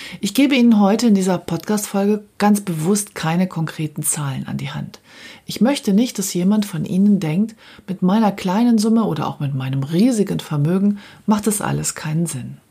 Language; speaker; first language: German; native; German